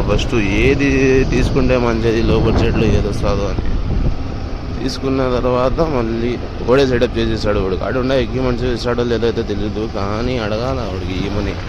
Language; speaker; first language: Telugu; non-native, local second language; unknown